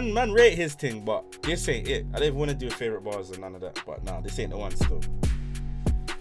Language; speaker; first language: English; native; English